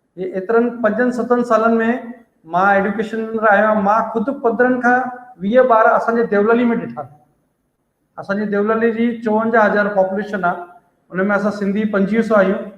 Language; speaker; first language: Sindhi; early bilingual, heritage; Sindhi